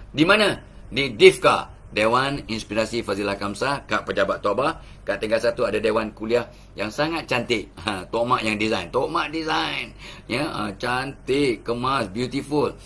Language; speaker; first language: Malay; native; Malay